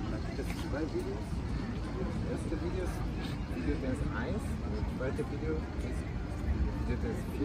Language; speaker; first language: German; non-native, learner; Korean